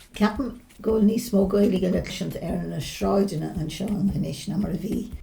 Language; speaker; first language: Irish; non-native, local second language; English